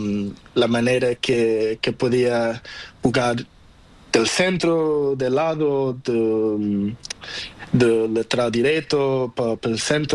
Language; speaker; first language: Spanish; non-native, learner; Portuguese